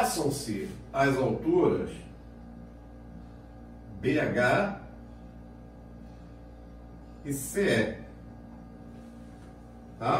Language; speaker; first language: Portuguese; native; Portuguese